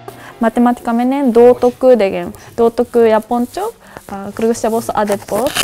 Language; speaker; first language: Kyrgyz; non-native, fluent; Japanese